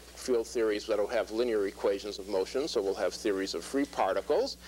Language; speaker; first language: English; native; English